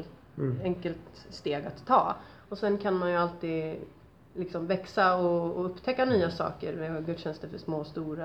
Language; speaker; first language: Swedish; native; Swedish